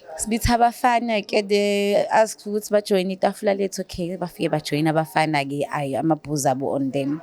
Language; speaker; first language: Zulu; native; Zulu